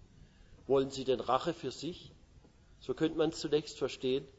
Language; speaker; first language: German; native; German